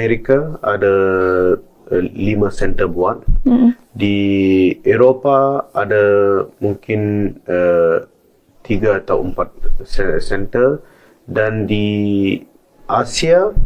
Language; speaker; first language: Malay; non-native, local second language; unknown